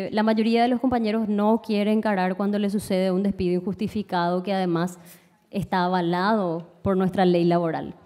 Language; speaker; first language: Spanish; native; Spanish